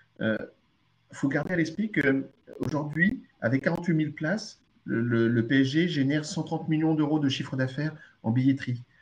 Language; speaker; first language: French; early bilingual, other home language; Arabic